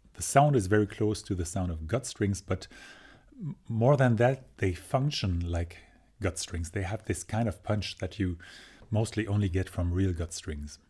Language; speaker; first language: English; non-native, fluent; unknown